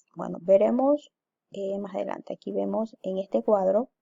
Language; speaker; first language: Spanish; native; Spanish